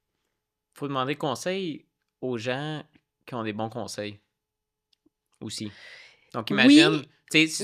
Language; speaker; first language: French; native; French